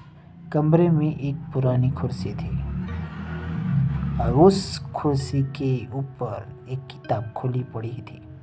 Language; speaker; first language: Hindi; native; Hindi